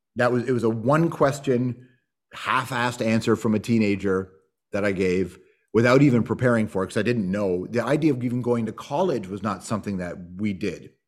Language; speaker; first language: English; native; English